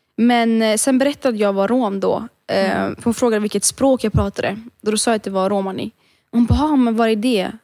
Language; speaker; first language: Swedish; early bilingual, other home language; Romany